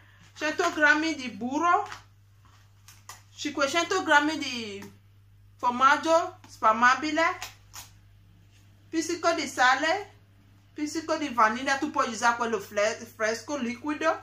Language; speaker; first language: Italian; non-native, learner; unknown